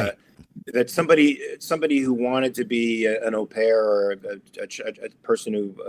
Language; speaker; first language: English; native; English